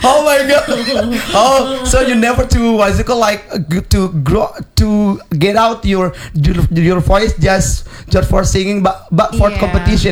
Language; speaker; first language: English; non-native, learner; Indonesian